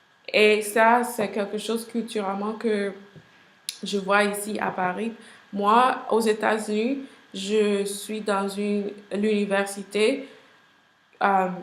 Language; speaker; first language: French; non-native, learner; English